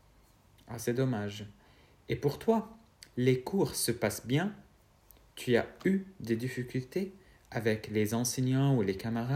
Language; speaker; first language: French; non-native, fluent; Arabic